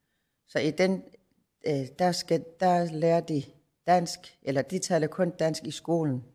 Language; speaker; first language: Danish; non-native, local second language; Kalaallisut